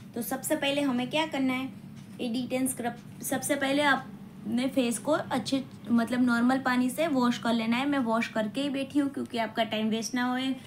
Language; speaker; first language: Hindi; non-native, local second language; Gujarati